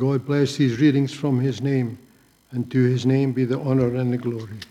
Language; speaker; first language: English; native; English